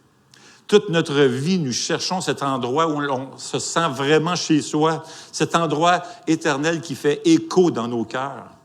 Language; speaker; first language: French; native; French